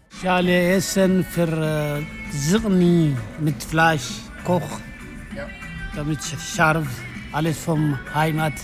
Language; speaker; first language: German; non-native, learner; Tigrinya